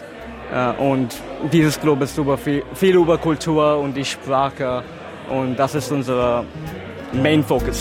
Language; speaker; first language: German; non-native, fluent; English